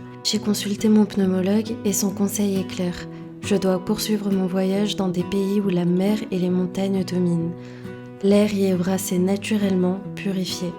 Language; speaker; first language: French; native; French